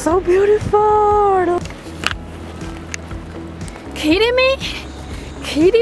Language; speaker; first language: English; non-native, learner; Chinese